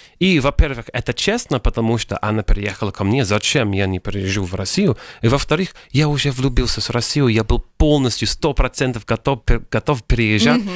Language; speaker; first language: Russian; non-native, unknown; English